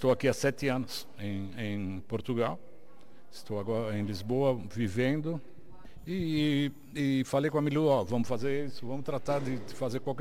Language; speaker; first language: Portuguese; native; Portuguese